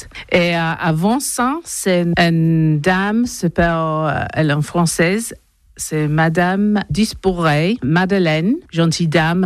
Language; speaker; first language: French; non-native, learner; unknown